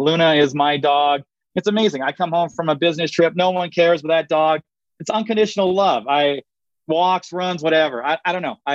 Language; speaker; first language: English; native; English